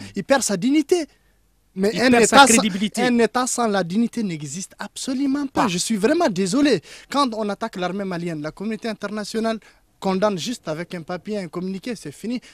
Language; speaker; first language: French; non-native, local second language; Tamasheq